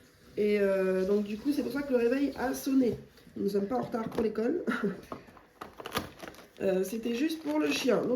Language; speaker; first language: French; native; French